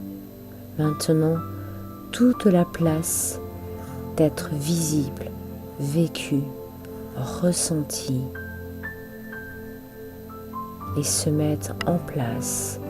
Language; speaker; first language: French; native; French